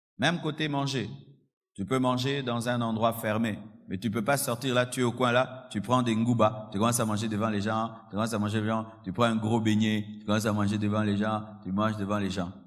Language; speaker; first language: French; non-native, local second language; Lingala